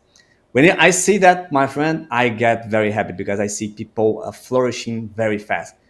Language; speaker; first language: English; non-native, learner; Portuguese